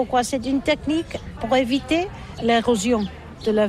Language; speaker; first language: French; non-native, learner; Catalan